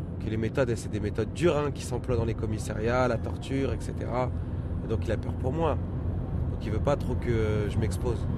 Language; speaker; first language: French; native; French